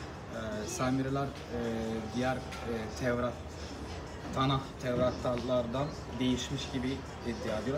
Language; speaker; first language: Turkish; non-native, learner; Arabic